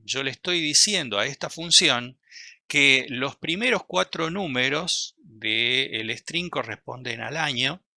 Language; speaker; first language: Spanish; native; Spanish